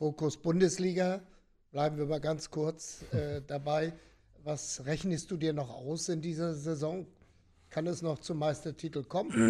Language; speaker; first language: German; native; German